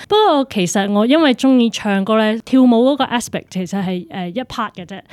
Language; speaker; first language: Cantonese; early bilingual, heritage; Cantonese